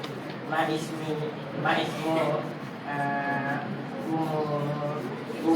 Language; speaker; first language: Arabic; non-native, learner; Malay